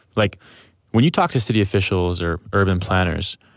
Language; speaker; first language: English; native; English